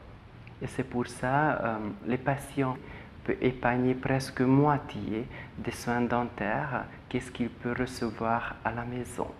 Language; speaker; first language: French; non-native, fluent; Hungarian